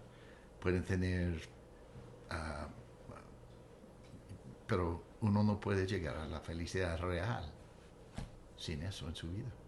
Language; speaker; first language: Spanish; non-native, fluent; English